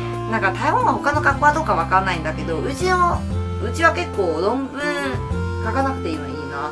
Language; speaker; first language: Japanese; non-native, fluent; Chinese